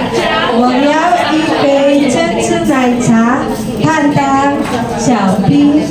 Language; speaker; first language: Chinese; non-native, learner; Filipino